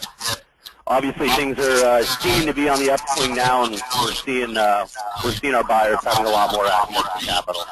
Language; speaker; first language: English; native; English